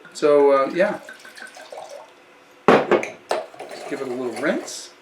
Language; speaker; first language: English; native; English